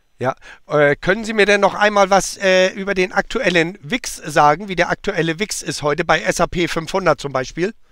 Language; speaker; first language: German; native; German